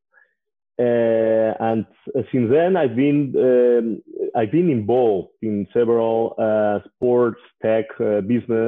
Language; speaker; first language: English; non-native, fluent; Spanish